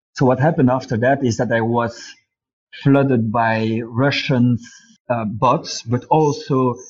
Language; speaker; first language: English; non-native, fluent; Dutch